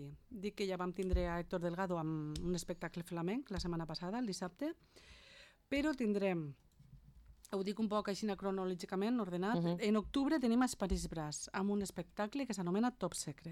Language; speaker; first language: Catalan; native; Catalan